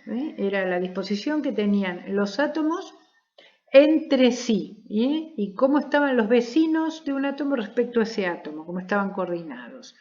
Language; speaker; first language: Spanish; native; Spanish